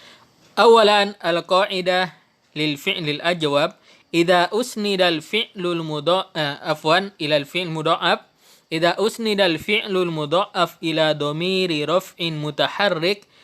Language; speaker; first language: Arabic; non-native, fluent; Indonesian